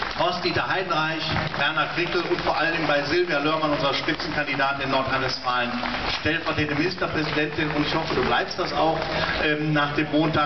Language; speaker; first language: German; native; German